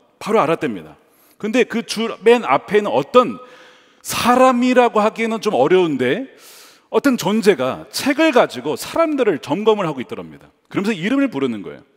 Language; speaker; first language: Korean; native; Korean